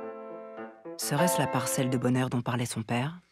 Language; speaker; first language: French; native; French